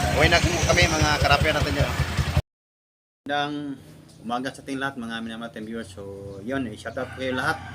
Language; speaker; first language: Filipino; non-native, local second language; Cebuano